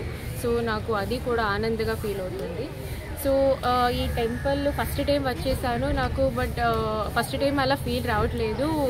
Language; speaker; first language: Telugu; non-native, fluent; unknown